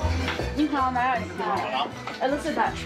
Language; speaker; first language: Chinese; non-native, fluent; Russian